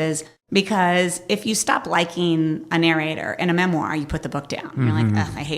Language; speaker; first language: English; native; English